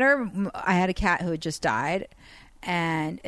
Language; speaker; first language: English; non-native, fluent; Persian